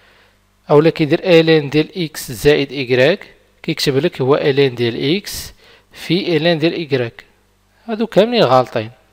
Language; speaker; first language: Arabic; native; Arabic